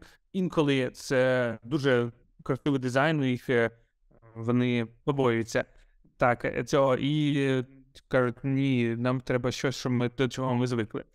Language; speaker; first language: Ukrainian; non-native, local second language; Russian